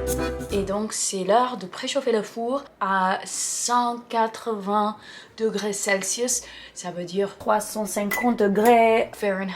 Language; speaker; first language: French; non-native, fluent; English